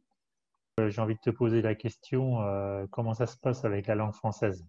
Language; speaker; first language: French; native; French